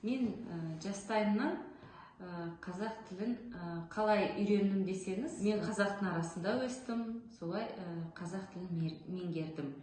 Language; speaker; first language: Kazakh; non-native, local second language; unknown